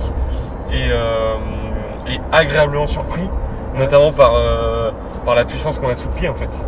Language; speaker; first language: French; native; French